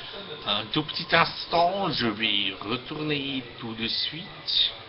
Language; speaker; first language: French; non-native, fluent; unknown